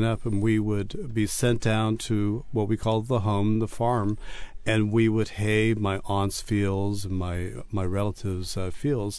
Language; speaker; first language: English; native; English